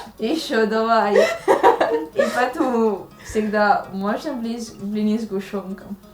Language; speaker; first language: Russian; non-native, learner; Italian